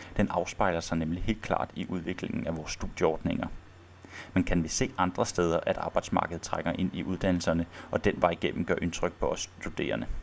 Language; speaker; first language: Danish; native; Danish